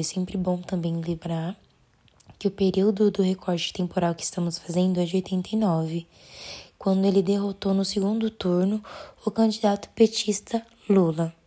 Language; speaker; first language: Portuguese; native; Portuguese